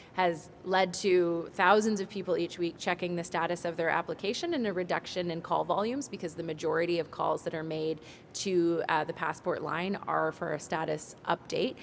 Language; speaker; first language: English; native; English